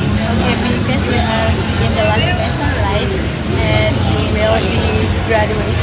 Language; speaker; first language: English; non-native, learner; Indonesian